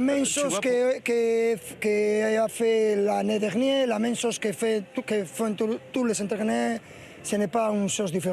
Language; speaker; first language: French; non-native, learner; Spanish